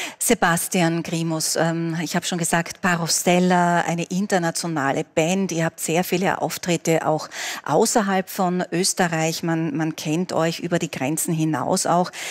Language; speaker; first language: German; native; German